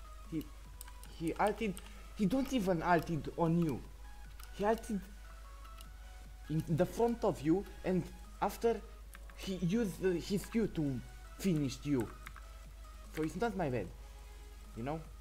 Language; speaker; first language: English; non-native, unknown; Romanian